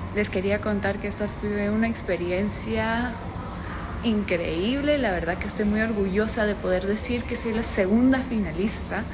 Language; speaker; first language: Spanish; native; Spanish